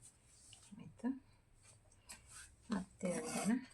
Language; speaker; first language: Kannada; native; Kannada